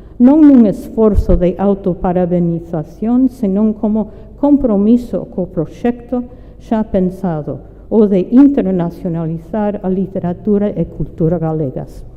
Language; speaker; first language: Galician; non-native, fluent; English